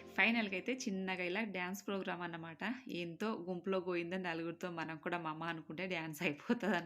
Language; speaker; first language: Telugu; non-native, local second language; Marwari